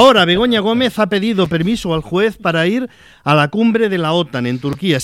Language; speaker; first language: Spanish; native; Spanish